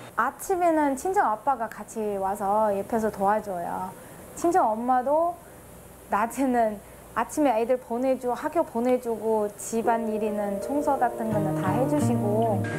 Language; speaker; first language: Korean; non-native, fluent; Chinese